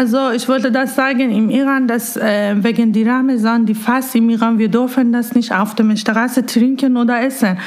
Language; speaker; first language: German; non-native, learner; Persian